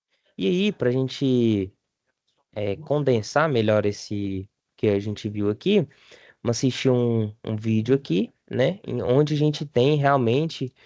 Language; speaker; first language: Portuguese; native; Portuguese